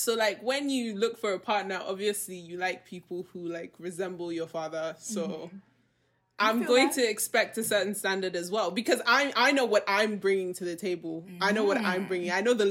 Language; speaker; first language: English; non-native, local second language; Yoruba